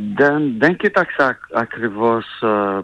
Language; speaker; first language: Greek; non-native, fluent; French